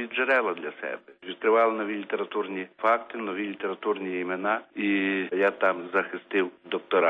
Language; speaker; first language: Ukrainian; native; Ukrainian